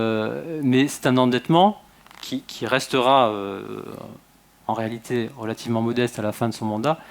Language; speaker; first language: French; native; French